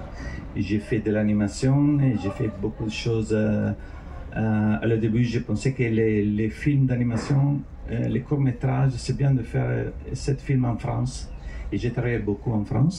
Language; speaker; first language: French; non-native, fluent; Italian